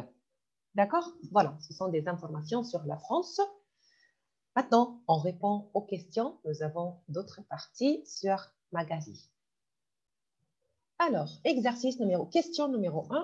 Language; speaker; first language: French; non-native, fluent; Arabic